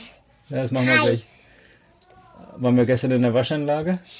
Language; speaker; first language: German; native; German